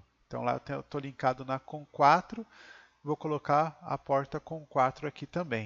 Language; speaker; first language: Portuguese; native; Portuguese